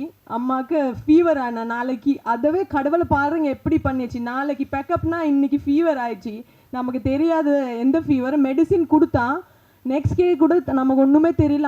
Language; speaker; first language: Tamil; non-native, fluent; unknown